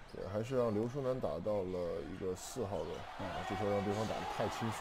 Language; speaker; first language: Chinese; native; Chinese